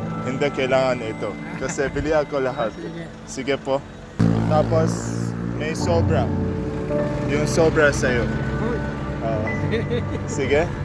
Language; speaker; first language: Filipino; non-native, learner; German